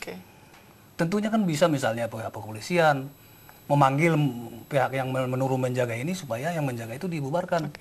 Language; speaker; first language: Indonesian; native; Indonesian